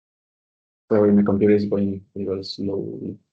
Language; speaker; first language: English; non-native, fluent; Spanish